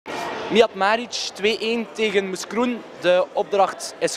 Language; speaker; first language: Dutch; native; Dutch